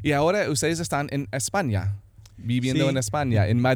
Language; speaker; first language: Spanish; non-native, fluent; English